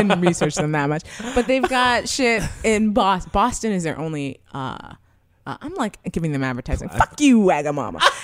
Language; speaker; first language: English; native; English